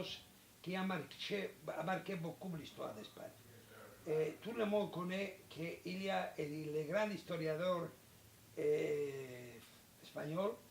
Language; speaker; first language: French; non-native, learner; Spanish